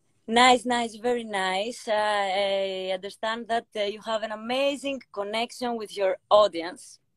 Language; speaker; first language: English; non-native, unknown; Greek